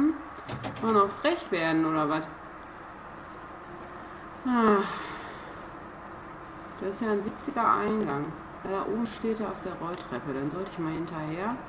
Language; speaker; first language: German; native; German